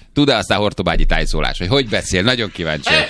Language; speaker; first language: Hungarian; native; Hungarian